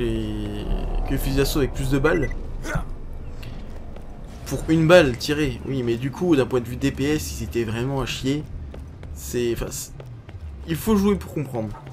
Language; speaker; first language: French; native; French